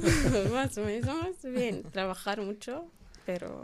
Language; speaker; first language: Spanish; non-native, learner; Arabic